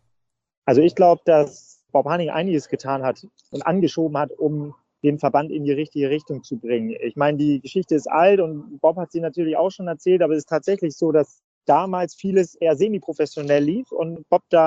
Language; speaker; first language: German; native; German